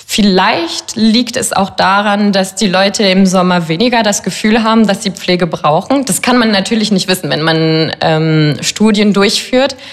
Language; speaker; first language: German; non-native, fluent; French